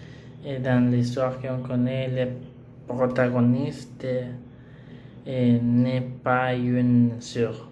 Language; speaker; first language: French; non-native, learner; Spanish